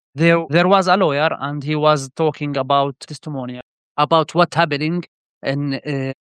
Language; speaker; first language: English; non-native, learner; Arabic